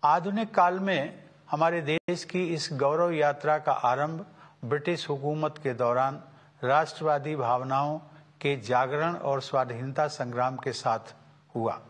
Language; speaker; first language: Hindi; native; Hindi